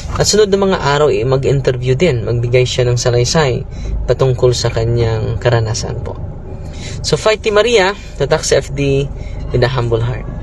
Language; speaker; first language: Filipino; non-native, local second language; Cebuano